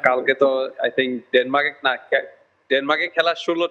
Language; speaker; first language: Bangla; early bilingual, heritage; Bangla